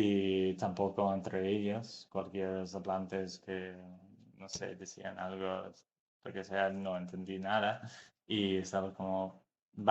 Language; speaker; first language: Spanish; non-native, fluent; English